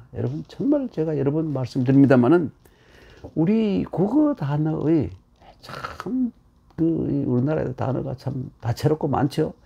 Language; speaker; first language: Korean; native; Korean